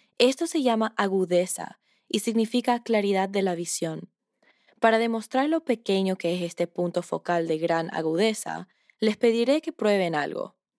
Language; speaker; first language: Spanish; early bilingual, heritage; Spanish